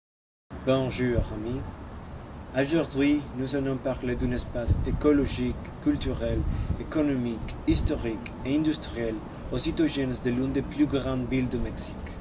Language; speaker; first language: French; non-native, learner; Spanish